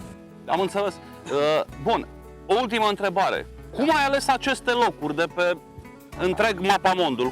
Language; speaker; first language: Romanian; native; Romanian